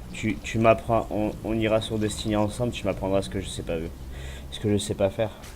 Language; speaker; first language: French; native; French